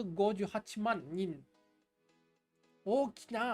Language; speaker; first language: Japanese; non-native, learner; English